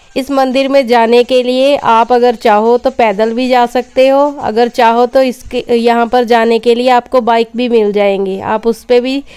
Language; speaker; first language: Hindi; native; Hindi